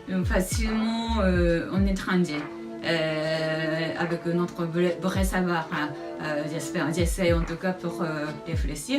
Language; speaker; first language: French; non-native, fluent; Japanese